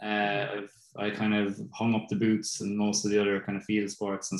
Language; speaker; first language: English; native; English